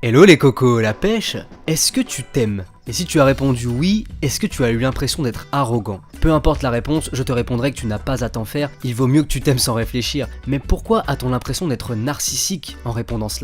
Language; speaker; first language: French; native; French